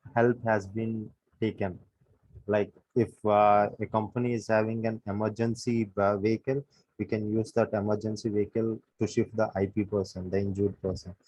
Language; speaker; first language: English; non-native, local second language; Telugu